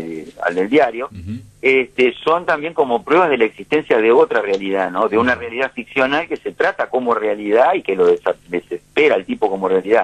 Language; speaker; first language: Spanish; native; Spanish